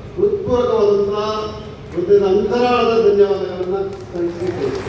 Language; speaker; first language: Kannada; non-native, local second language; Kodava